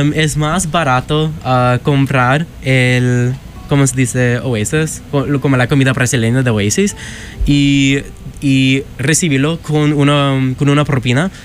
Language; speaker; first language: Spanish; non-native, learner; English